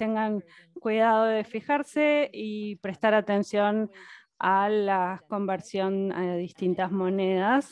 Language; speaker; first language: Spanish; native; Spanish